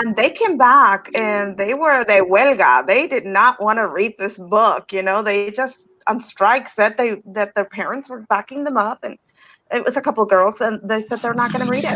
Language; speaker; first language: English; native; English